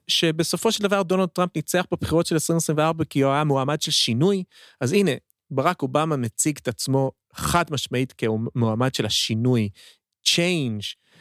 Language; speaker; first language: Hebrew; early bilingual, other home language; English